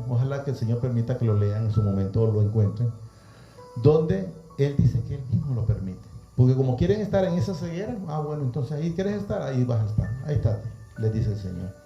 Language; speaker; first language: Spanish; native; Spanish